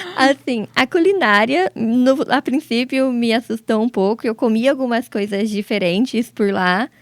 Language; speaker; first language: Portuguese; native; Portuguese